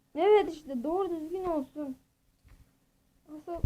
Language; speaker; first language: Turkish; native; Turkish